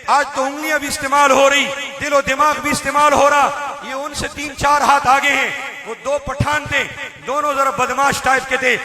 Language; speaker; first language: Urdu; non-native, local second language; Pashto